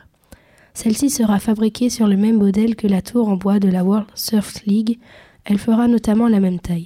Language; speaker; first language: French; native; French